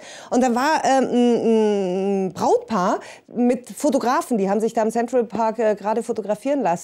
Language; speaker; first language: German; native; German